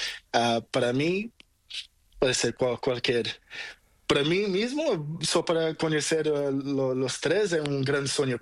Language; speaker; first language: Spanish; non-native, learner; Portuguese